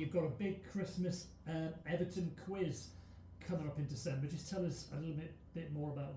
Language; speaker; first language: English; native; English